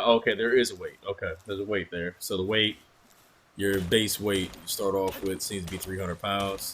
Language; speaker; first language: English; native; English